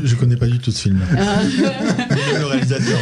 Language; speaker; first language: French; native; French